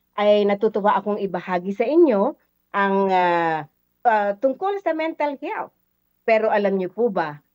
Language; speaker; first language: Filipino; native; Filipino